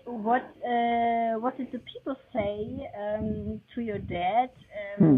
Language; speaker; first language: English; non-native, learner; German